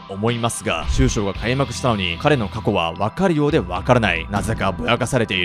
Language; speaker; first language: Japanese; native; Japanese